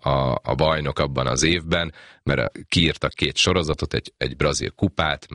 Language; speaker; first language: Hungarian; native; Hungarian